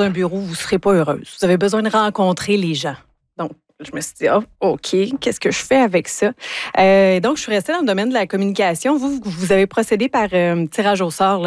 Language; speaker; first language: French; native; French